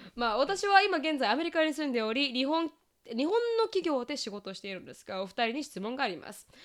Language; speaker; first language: Japanese; native; Japanese